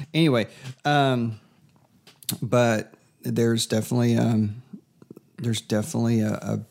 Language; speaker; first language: English; native; English